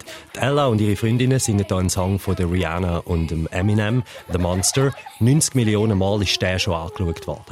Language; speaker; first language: German; native; German